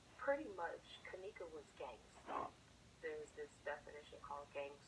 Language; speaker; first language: English; native; English